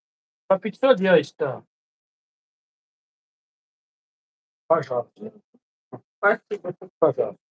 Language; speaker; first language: Russian; non-native, learner; Tajik